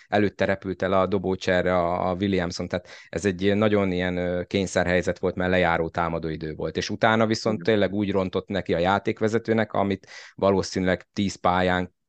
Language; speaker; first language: Hungarian; native; Hungarian